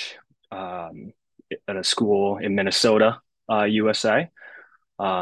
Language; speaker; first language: English; early bilingual, other home language; Japanese